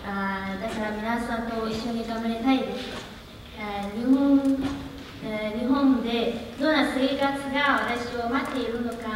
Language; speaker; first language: Japanese; non-native, learner; Chinese